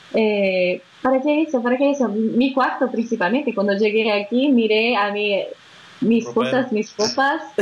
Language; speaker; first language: Spanish; non-native, fluent; Portuguese